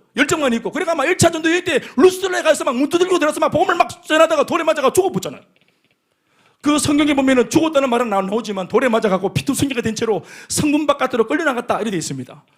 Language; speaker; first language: Korean; native; Korean